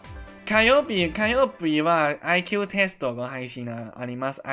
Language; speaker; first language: Japanese; non-native, learner; Cantonese